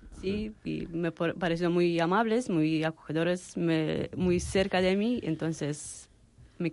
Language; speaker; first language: Spanish; non-native, fluent; Romanian